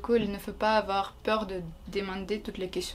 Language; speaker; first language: French; non-native, learner; Ukrainian